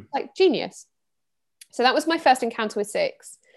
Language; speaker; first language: English; native; English